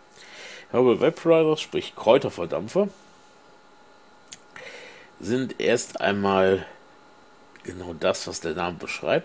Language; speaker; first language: German; native; German